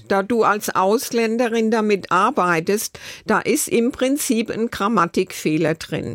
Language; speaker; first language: German; native; German